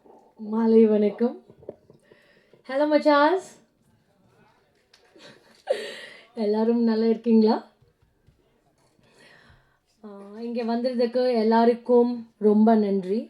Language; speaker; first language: Tamil; non-native, learner; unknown